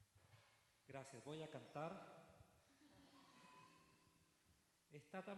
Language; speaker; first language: Spanish; native; Spanish